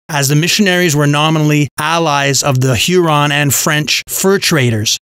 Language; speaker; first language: English; native; English